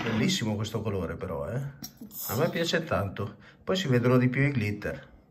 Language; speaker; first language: Italian; native; Italian